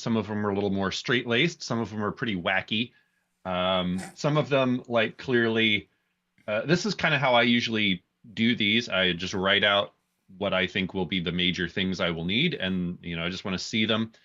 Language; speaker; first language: English; native; English